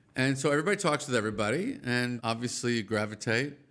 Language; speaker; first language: English; native; English